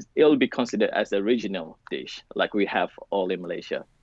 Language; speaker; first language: English; non-native, local second language; Malay